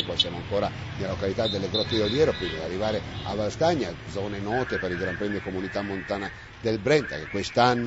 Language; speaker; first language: Italian; native; Italian